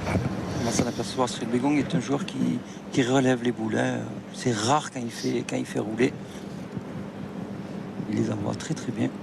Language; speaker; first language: French; native; French